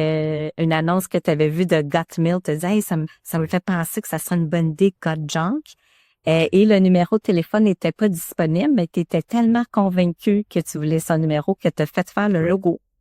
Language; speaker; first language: French; native; French